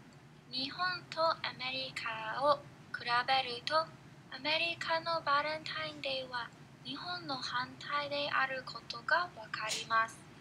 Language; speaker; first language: Japanese; non-native, learner; English